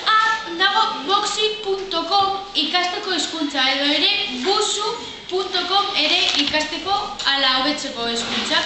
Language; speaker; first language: Basque; non-native, local second language; Spanish